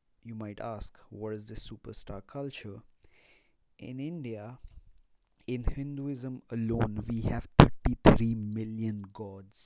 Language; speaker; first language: English; non-native, local second language; Hindi